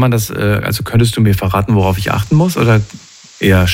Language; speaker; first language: German; native; German